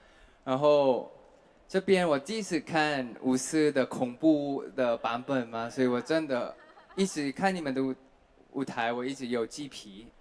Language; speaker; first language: Chinese; non-native, fluent; Thai